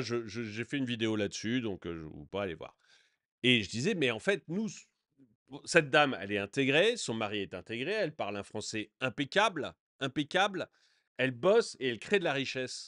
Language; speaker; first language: French; native; French